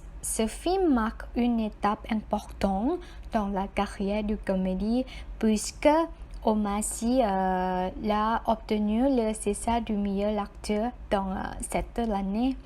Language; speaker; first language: French; non-native, learner; Thai